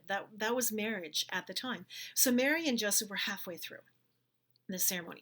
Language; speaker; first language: English; native; English